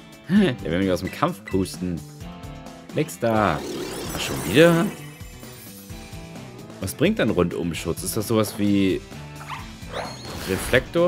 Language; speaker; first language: German; native; German